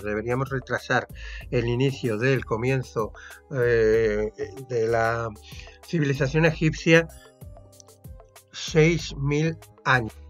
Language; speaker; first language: Spanish; native; Spanish